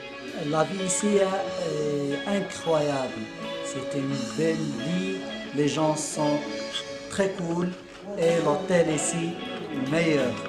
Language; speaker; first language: French; non-native, local second language; Arabic